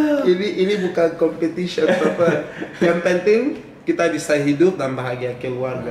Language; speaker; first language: Indonesian; non-native, fluent; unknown